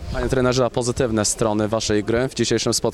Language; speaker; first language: Polish; native; Polish